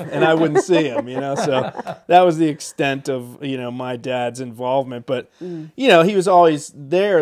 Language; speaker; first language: English; native; English